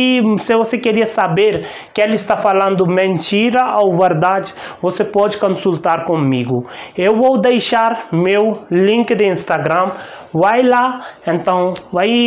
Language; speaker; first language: Portuguese; non-native, learner; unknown